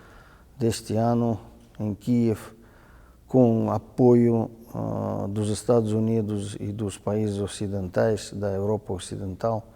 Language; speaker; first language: Portuguese; non-native, fluent; Russian